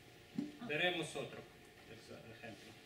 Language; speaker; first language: Italian; non-native, learner; Spanish